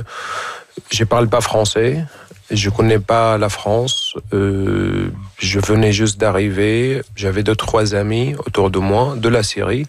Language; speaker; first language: French; non-native, fluent; Arabic